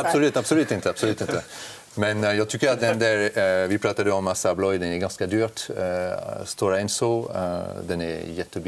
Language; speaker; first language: Swedish; non-native, fluent; French